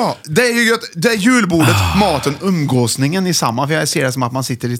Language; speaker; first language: Swedish; native; Swedish